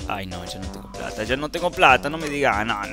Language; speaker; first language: Spanish; native; Spanish